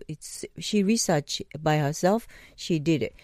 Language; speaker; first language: English; non-native, learner; Japanese